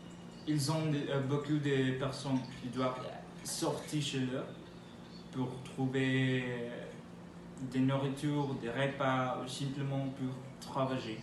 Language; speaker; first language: French; non-native, learner; Spanish